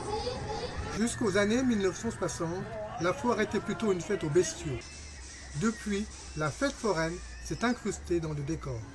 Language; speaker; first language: French; native; French